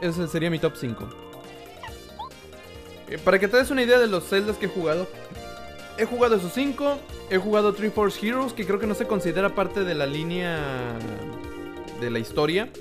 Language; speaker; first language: Spanish; native; Spanish